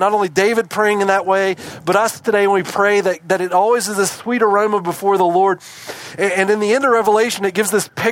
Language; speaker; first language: English; native; English